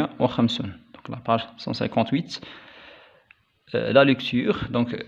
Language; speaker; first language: French; non-native, local second language; Arabic